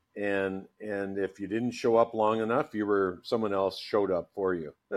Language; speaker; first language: English; native; English